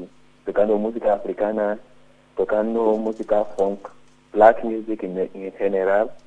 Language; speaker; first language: Spanish; non-native, learner; Yoruba